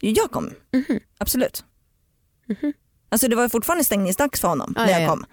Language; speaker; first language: Swedish; native; Swedish